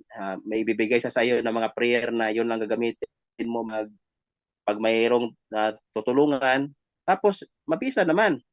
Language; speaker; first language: Filipino; non-native, local second language; Hiligaynon